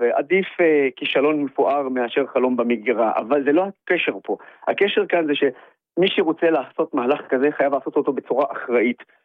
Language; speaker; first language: Hebrew; non-native, local second language; Arabic